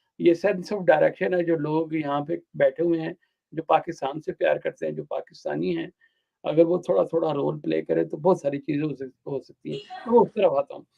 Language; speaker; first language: Urdu; non-native, local second language; Punjabi